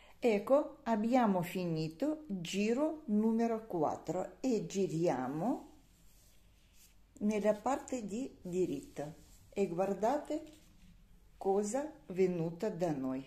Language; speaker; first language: Italian; non-native, learner; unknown